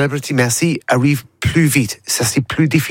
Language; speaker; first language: French; non-native, learner; English